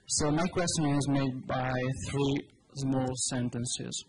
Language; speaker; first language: English; non-native, fluent; Italian